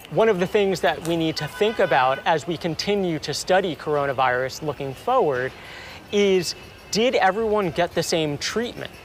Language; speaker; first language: English; native; English